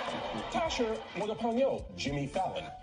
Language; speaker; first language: Chinese; non-native, learner; English